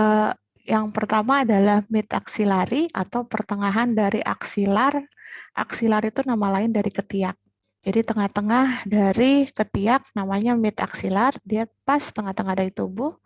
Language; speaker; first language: Indonesian; native; Indonesian